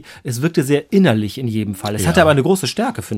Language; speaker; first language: German; native; German